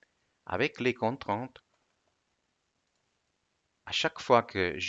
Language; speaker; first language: French; non-native, fluent; Italian